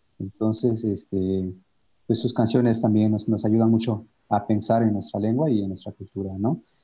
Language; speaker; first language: Spanish; native; Spanish